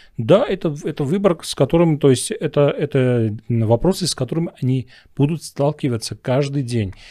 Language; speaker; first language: Russian; non-native, local second language; Armenian